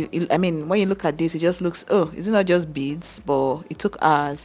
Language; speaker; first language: English; native; English